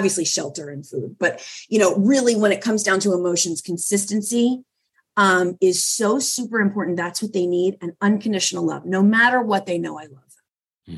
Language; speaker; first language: English; native; English